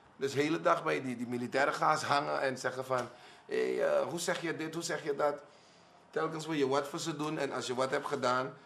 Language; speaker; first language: Dutch; non-native, local second language; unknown